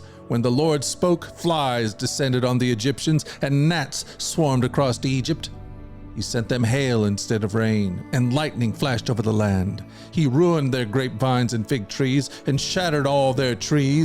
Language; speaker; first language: English; native; English